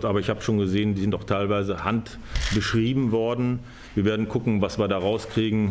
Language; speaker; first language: German; native; German